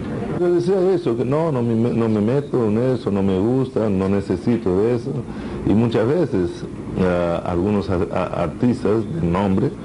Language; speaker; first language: Spanish; non-native, fluent; Portuguese